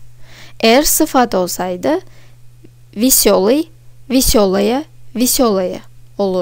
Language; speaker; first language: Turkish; non-native, fluent; Russian